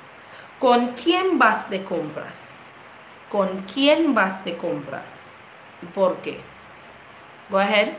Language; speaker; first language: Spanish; non-native, fluent; English